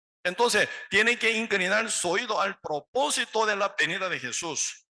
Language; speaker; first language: Spanish; non-native, learner; Korean